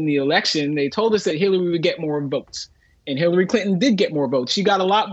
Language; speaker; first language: English; native; English